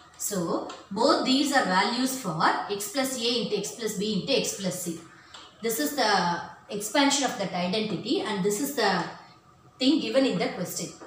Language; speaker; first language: English; non-native, local second language; Tamil